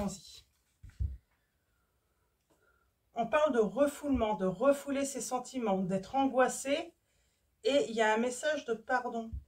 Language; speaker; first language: French; native; French